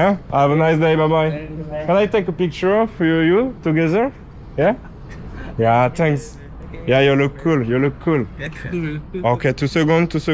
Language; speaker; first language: English; non-native, learner; French